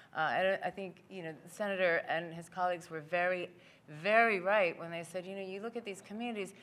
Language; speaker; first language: English; native; English